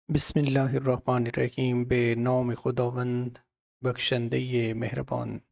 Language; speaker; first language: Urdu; non-native, local second language; Punjabi